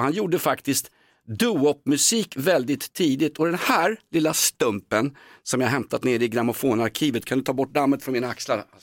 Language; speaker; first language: Swedish; native; Swedish